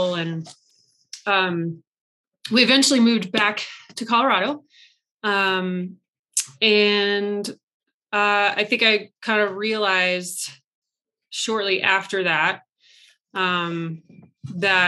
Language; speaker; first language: English; native; English